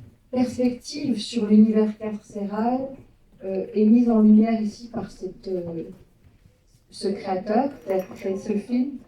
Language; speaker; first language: French; native; French